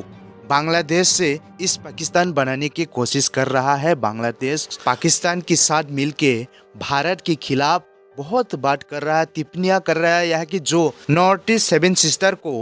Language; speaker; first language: Hindi; non-native, local second language; Kok Borok